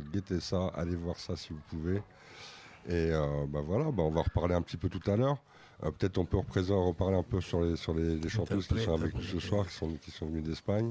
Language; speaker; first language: French; native; French